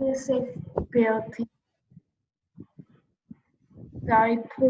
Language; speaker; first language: English; non-native, learner; Vietnamese